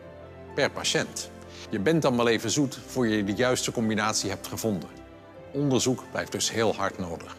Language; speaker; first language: Dutch; native; Dutch